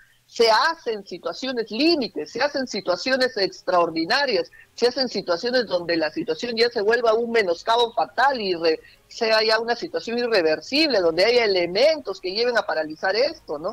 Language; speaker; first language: Spanish; native; Spanish